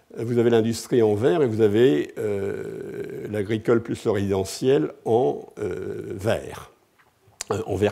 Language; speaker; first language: French; native; French